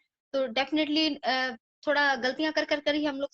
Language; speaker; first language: Hindi; native; Hindi